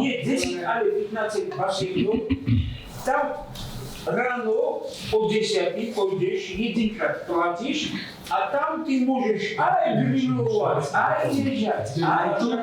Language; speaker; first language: Slovak; non-native, learner; Russian